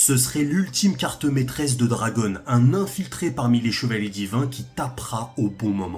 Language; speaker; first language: French; native; French